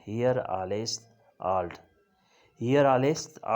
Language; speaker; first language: German; non-native, learner; Urdu